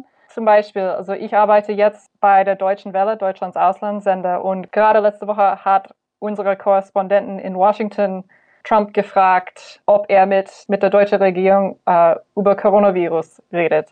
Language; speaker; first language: German; non-native, fluent; English